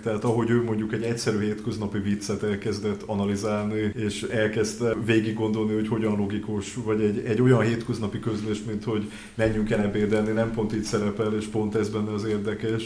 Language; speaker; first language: Hungarian; native; Hungarian